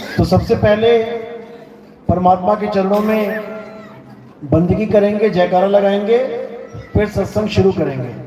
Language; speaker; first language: Hindi; native; Hindi